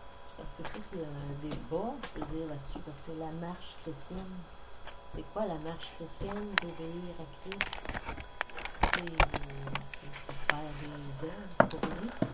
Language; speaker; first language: French; native; French